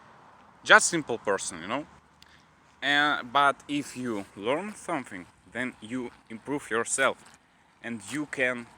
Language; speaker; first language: English; non-native, learner; Russian